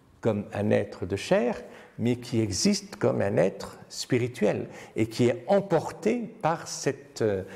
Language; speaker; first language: French; native; French